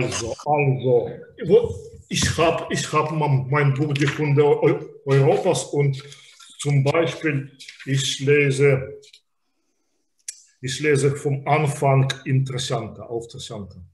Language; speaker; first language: German; non-native, fluent; Belarusian